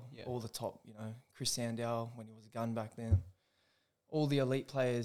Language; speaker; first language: English; native; English